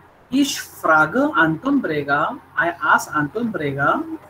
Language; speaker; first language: German; non-native, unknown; Marathi